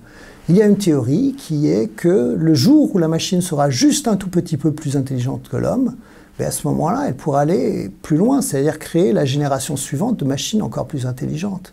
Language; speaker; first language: French; native; French